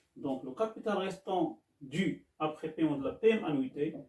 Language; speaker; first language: French; non-native, local second language; Arabic